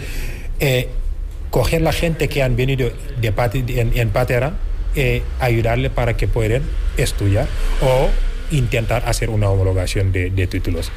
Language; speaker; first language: Spanish; non-native, fluent; Wolof